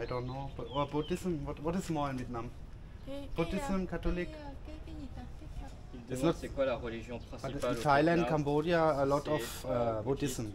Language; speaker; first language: English; non-native, learner; German